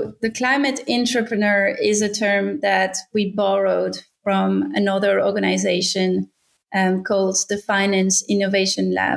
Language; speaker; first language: English; non-native, fluent; French